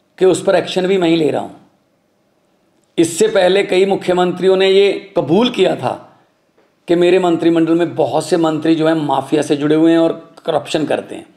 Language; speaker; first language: Hindi; non-native, local second language; Punjabi